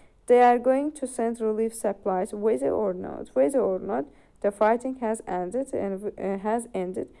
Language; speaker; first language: English; non-native, fluent; Azerbaijani